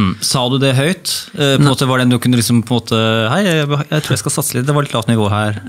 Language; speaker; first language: Norwegian; native; Norwegian